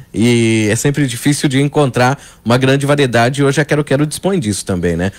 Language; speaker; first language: Portuguese; native; Portuguese